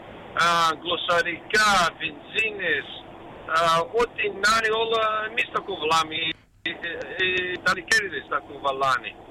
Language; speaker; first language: Greek; early bilingual, heritage; Greek